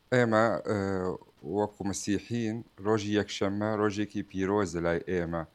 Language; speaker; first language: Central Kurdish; non-native, local second language; Arabic